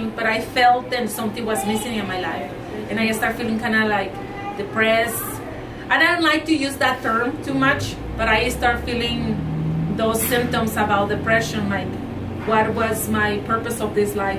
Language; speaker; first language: English; non-native, fluent; Spanish